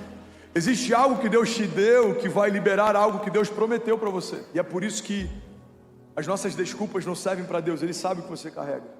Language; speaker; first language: Portuguese; native; Portuguese